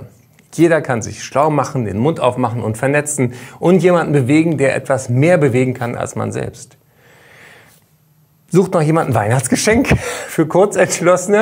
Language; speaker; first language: German; native; German